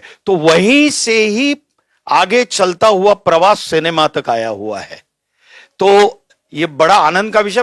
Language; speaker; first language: Hindi; native; Hindi